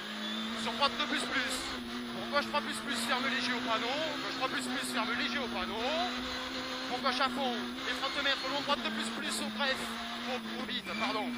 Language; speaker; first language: French; native; French